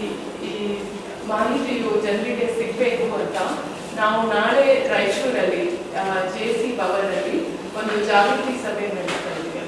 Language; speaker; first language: Kannada; non-native, fluent; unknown